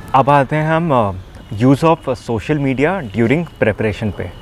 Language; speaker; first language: Hindi; native; Hindi